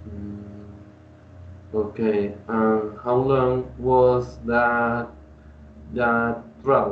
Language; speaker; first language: English; non-native, learner; Spanish